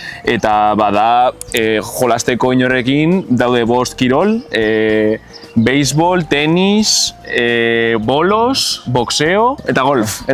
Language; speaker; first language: Basque; non-native, local second language; Spanish